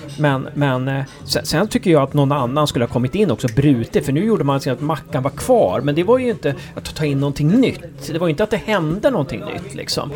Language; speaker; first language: Swedish; native; Swedish